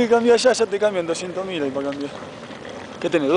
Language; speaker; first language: Spanish; native; Spanish